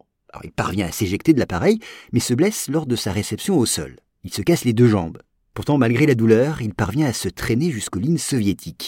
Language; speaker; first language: French; native; French